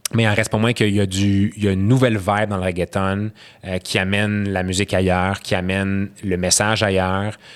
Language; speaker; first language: French; early bilingual, other home language; Arabic